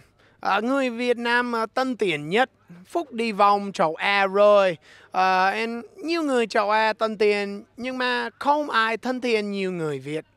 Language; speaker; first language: Vietnamese; non-native, learner; English